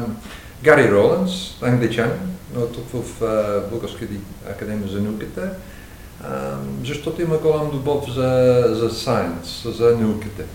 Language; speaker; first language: Bulgarian; non-native, learner; English